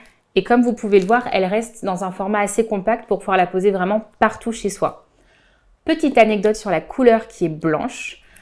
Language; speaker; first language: French; native; French